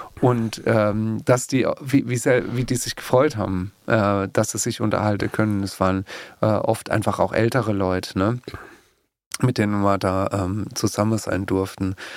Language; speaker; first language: German; native; German